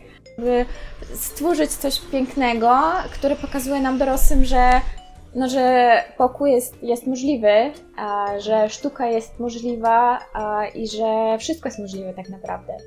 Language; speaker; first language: Polish; non-native, fluent; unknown